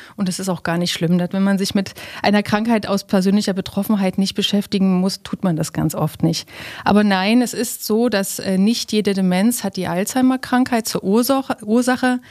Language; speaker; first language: German; native; German